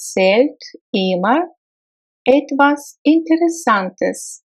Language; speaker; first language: German; non-native, fluent; Russian